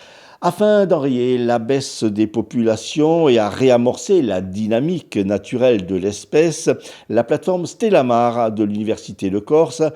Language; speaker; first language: French; native; French